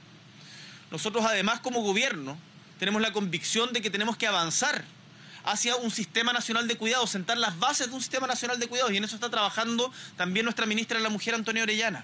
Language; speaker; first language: Spanish; native; Spanish